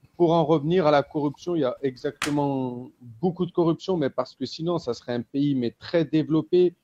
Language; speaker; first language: French; early bilingual, other home language; Kabyle